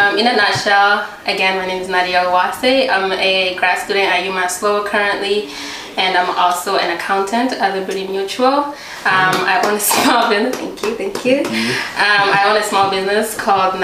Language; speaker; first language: English; early bilingual, other home language; Rundi